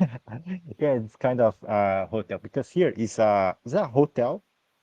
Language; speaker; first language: English; non-native, learner; Portuguese